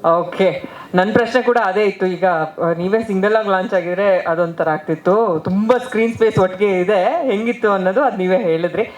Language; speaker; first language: Kannada; native; Kannada